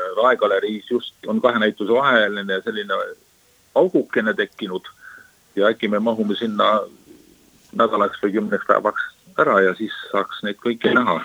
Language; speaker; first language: Estonian; native; Estonian